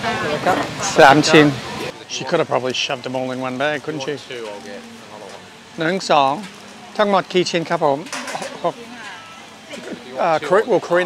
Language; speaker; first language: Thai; non-native, fluent; English